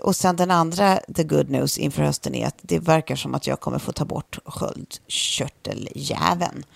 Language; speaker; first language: Swedish; native; Swedish